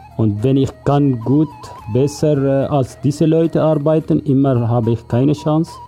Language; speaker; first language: German; non-native, learner; Kurdish